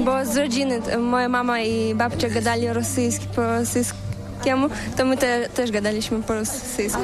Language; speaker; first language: Polish; non-native, local second language; Russian